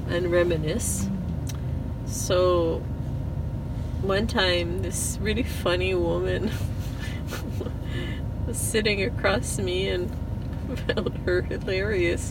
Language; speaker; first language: English; non-native, fluent; French